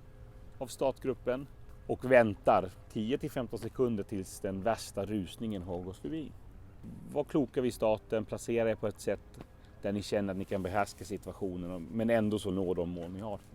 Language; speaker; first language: Swedish; native; Swedish